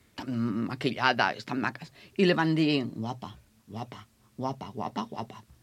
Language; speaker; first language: Catalan; non-native, local second language; Spanish